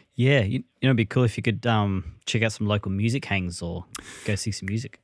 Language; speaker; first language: English; native; English